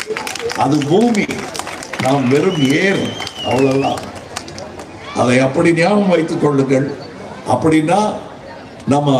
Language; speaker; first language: Tamil; native; Tamil